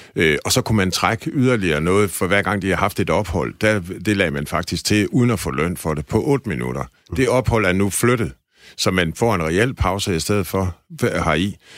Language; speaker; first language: Danish; native; Danish